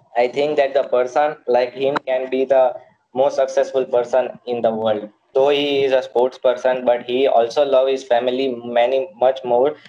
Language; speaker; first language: English; non-native, local second language; Gujarati